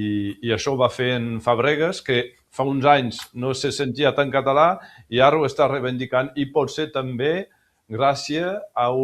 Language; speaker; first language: Catalan; early bilingual, heritage; French